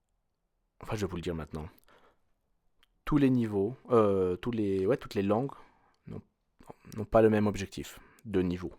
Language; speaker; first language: French; native; French